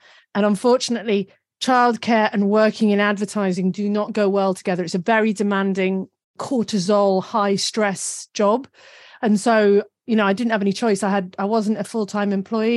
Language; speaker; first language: English; native; English